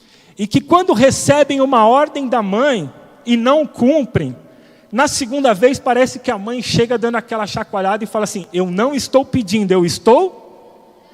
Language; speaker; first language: Portuguese; native; Portuguese